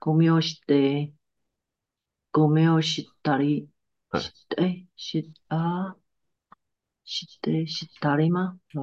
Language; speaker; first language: Japanese; non-native, learner; Chinese